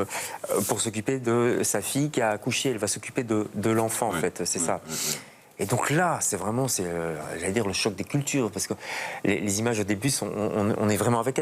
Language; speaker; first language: French; native; French